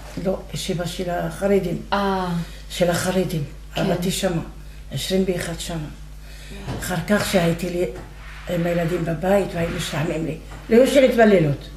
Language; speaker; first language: Hebrew; non-native, fluent; Arabic